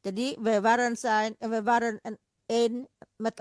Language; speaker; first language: Dutch; non-native, fluent; Indonesian